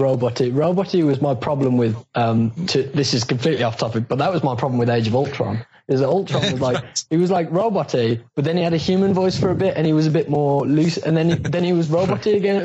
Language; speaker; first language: English; native; English